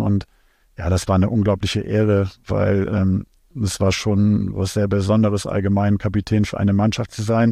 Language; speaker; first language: German; native; German